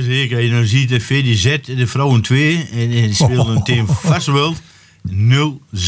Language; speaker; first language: Dutch; native; Dutch